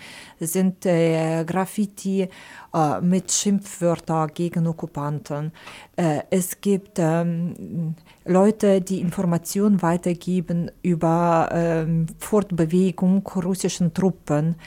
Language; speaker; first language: German; non-native, fluent; Ukrainian